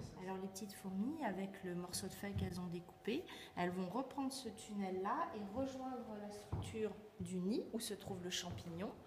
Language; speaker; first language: French; native; French